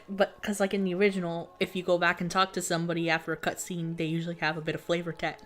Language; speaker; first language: English; native; English